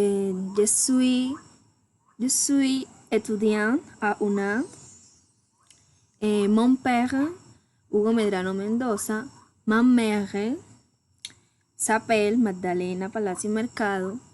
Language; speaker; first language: French; non-native, learner; Spanish